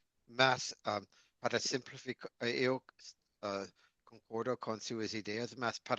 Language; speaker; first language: Portuguese; non-native, learner; English